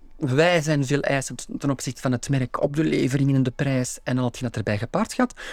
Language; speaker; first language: Dutch; native; Dutch